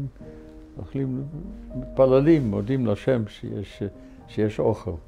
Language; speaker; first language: Hebrew; non-native, fluent; Dutch